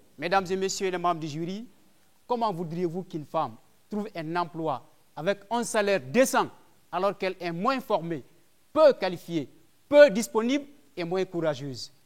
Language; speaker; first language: French; non-native, local second language; Fula